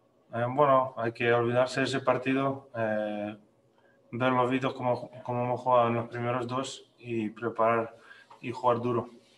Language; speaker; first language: Spanish; non-native, fluent; Slovenian